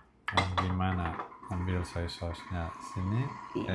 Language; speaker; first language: Indonesian; non-native, learner; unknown